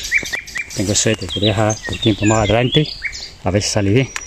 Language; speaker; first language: Spanish; non-native, learner; Chinese